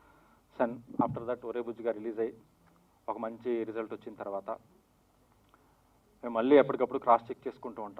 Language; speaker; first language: Telugu; native; Telugu